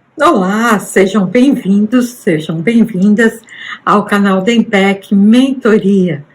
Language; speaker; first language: Portuguese; native; Portuguese